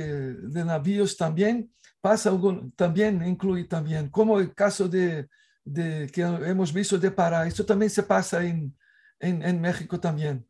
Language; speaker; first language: Spanish; non-native, fluent; Portuguese